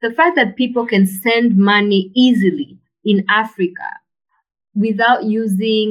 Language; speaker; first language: English; non-native, local second language; Swahili